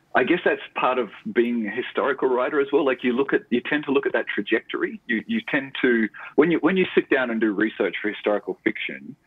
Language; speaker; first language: English; native; English